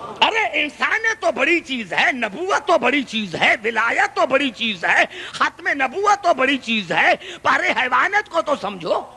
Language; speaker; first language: Urdu; non-native, local second language; Punjabi